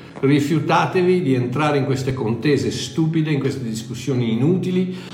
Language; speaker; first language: Italian; native; Italian